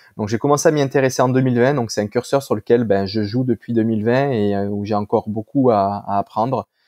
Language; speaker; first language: French; native; French